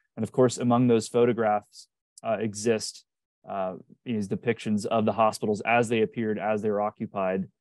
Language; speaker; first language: English; native; English